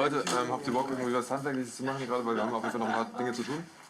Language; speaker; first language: German; native; German